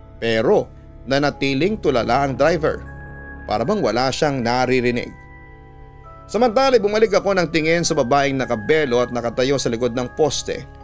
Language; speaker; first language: Filipino; native; Filipino